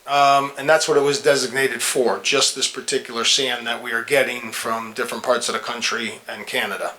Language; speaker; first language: English; native; English